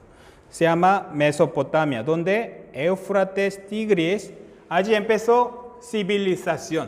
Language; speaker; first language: Spanish; non-native, fluent; Korean